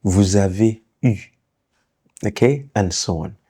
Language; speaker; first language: French; non-native, fluent; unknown